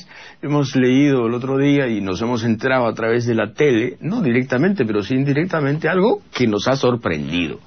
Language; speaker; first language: Spanish; native; Spanish